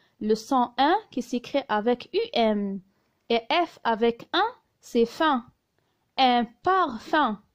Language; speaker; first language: French; non-native, local second language; Arabic